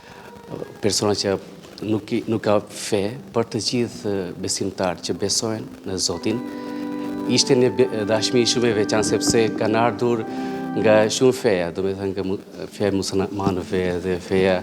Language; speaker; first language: Albanian; non-native, fluent; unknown